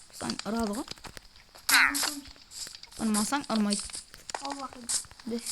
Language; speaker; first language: Kazakh; native; Kazakh